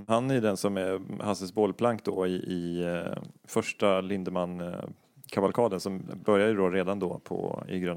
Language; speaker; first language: Swedish; native; Swedish